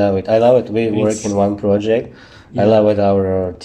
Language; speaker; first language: English; non-native, learner; Russian